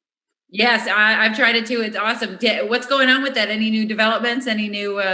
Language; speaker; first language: English; native; English